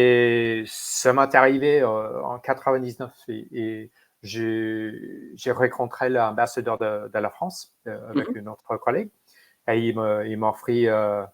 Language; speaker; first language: French; non-native, fluent; English